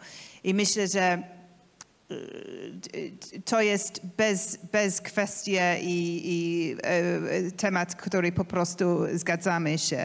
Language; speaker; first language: Polish; non-native, learner; English